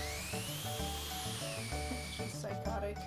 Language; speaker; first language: English; native; English